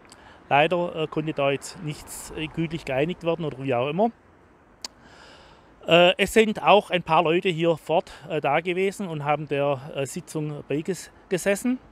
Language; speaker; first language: German; native; German